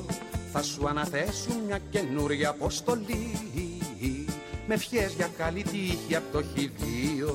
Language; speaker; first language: Greek; native; Greek